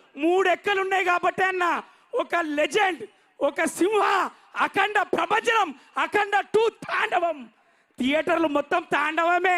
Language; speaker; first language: Telugu; native; Telugu